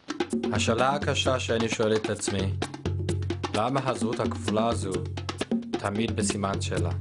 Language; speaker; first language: Hebrew; early bilingual, other home language; Amharic